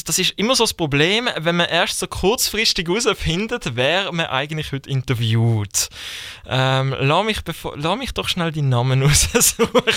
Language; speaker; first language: German; native; German